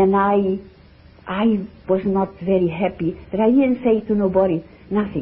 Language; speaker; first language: English; non-native, fluent; Spanish